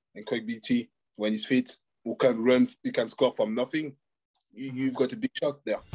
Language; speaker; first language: English; non-native, fluent; French